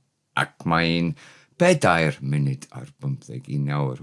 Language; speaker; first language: Welsh; non-native, learner; English